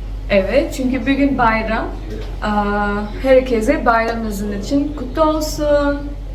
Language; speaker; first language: Turkish; non-native, learner; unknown